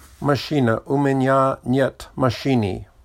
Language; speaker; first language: Russian; non-native, learner; English